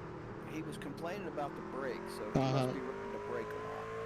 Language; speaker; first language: English; native; English